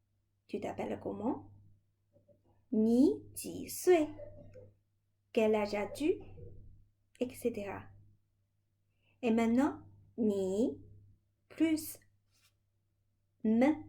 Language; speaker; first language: French; non-native, fluent; Chinese